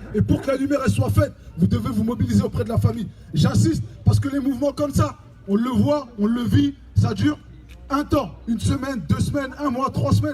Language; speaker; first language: French; native; French